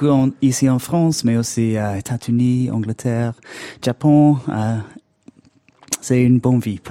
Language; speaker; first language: French; non-native, learner; English